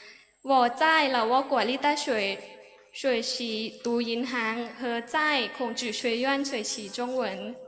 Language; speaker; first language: Chinese; non-native, learner; Lao